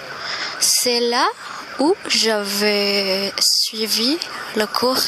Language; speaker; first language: French; non-native, fluent; Indonesian